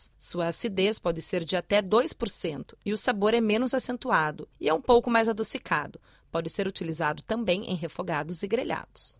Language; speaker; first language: Portuguese; native; Portuguese